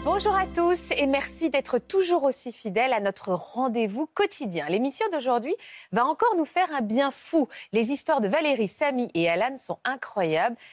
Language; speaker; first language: French; native; French